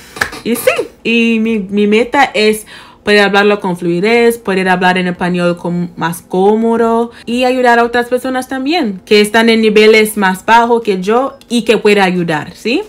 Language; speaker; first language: Spanish; non-native, fluent; English